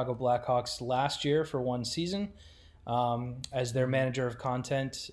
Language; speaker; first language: English; native; English